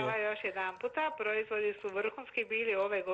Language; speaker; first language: Croatian; native; Croatian